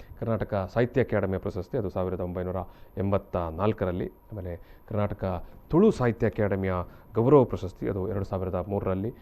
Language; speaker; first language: Kannada; non-native, local second language; Tulu